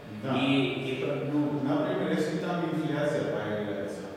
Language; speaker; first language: Russian; non-native, fluent; Georgian